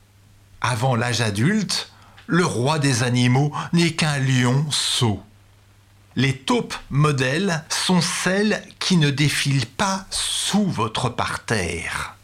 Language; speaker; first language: French; native; French